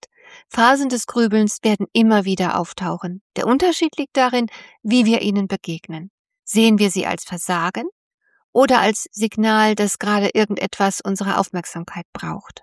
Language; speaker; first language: German; native; German